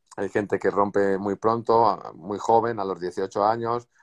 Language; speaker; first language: Spanish; native; Spanish